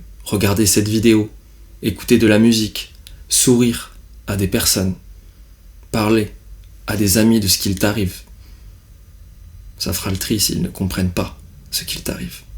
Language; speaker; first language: French; native; French